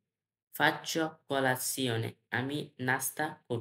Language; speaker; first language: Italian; non-native, learner; Bangla